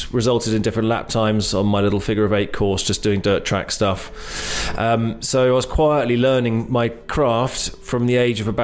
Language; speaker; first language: English; native; English